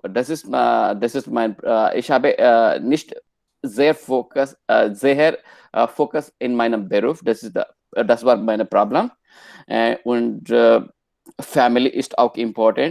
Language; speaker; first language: German; non-native, learner; Hindi